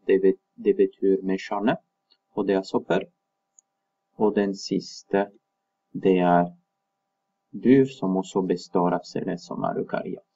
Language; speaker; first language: Norwegian; non-native, fluent; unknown